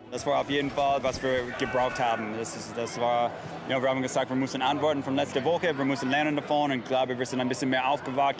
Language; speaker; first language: German; non-native, fluent; English